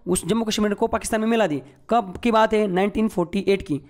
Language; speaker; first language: Hindi; non-native, local second language; Marathi